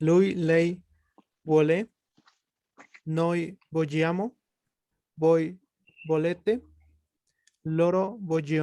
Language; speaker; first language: Italian; non-native, learner; Spanish